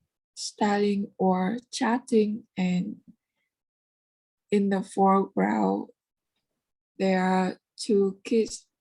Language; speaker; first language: English; non-native, learner; Vietnamese